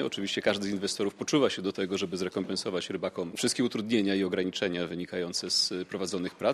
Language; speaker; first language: Polish; native; Polish